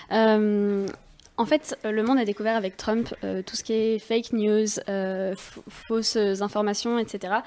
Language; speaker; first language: French; native; French